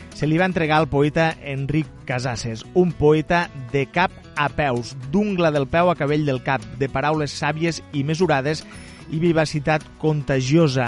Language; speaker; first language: Catalan; native; Catalan